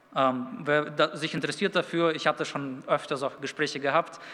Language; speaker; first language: German; early bilingual, other home language; Russian